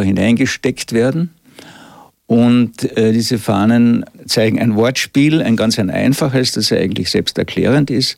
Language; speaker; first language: German; native; German